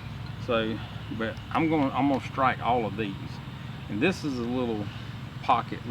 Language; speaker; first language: English; native; English